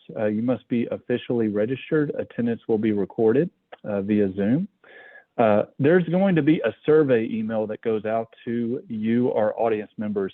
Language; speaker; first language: English; native; English